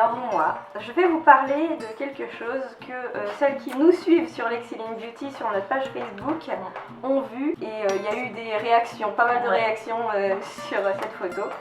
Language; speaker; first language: French; native; French